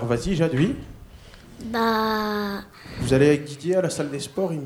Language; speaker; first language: French; native; French